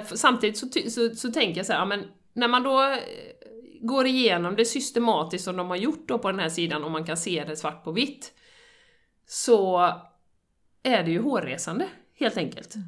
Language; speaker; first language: Swedish; native; Swedish